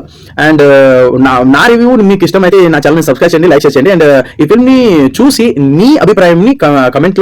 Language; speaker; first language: Telugu; non-native, learner; Kannada